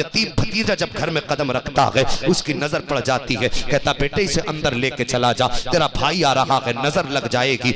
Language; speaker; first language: Urdu; native; Urdu